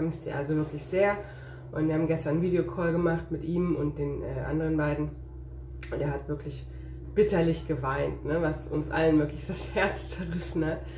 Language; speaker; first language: German; native; German